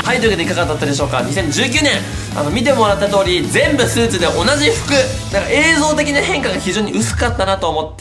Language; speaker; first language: Japanese; native; Japanese